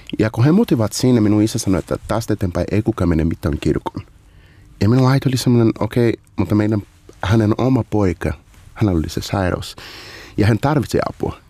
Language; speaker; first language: Finnish; non-native, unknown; Portuguese